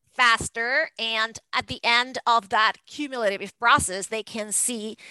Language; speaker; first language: English; non-native, fluent; Spanish